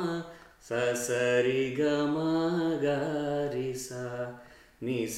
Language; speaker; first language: English; non-native, local second language; Telugu